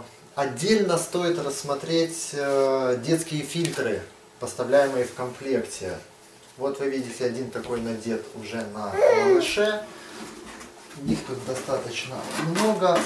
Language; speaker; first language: Russian; native; Russian